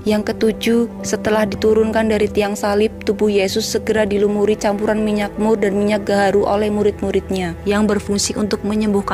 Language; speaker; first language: Indonesian; native; Indonesian